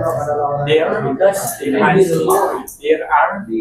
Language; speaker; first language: English; non-native, learner; Indonesian